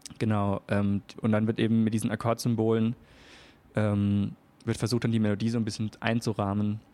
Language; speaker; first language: German; native; German